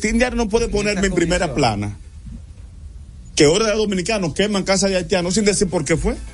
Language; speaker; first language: Spanish; native; Spanish